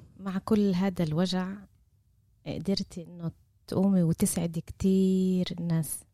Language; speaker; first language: Arabic; native; Arabic